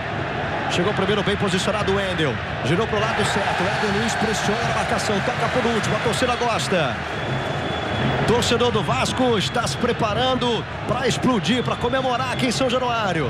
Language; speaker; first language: Portuguese; native; Portuguese